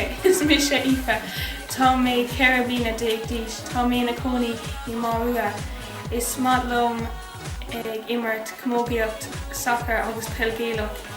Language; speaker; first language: Irish; non-native, local second language; English